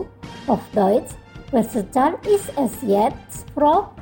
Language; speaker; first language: German; non-native, fluent; Indonesian